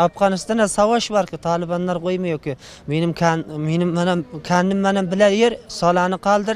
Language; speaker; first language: Turkish; non-native, learner; Uzbek